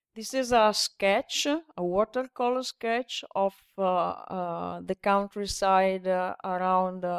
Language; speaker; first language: English; non-native, learner; Italian